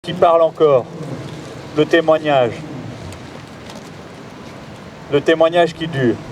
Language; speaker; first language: French; native; French